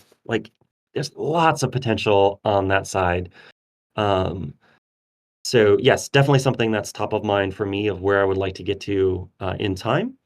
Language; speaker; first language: English; native; English